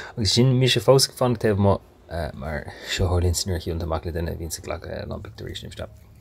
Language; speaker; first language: Irish; non-native, local second language; English